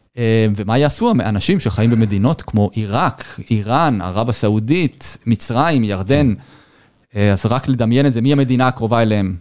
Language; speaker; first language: Hebrew; native; Hebrew